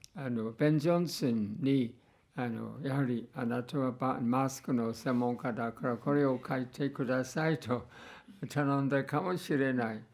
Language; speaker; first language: Japanese; non-native, fluent; English